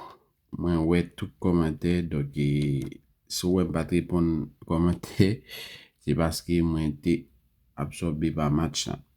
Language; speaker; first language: French; non-native, learner; Haitian Creole